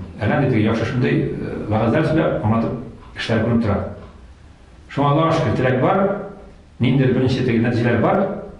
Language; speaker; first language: Tatar; native; Tatar